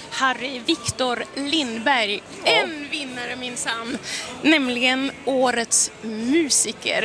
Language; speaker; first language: Swedish; native; Swedish